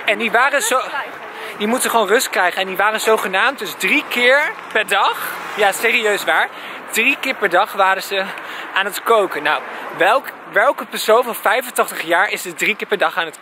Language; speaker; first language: Dutch; native; Dutch